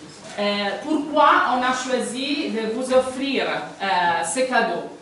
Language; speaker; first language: French; non-native, fluent; Italian